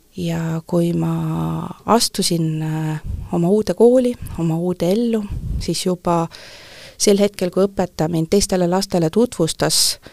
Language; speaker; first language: Estonian; early bilingual, heritage; Estonian